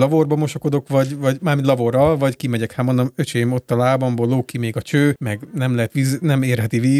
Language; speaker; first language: Hungarian; native; Hungarian